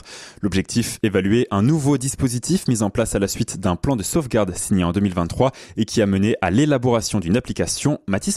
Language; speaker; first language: French; native; French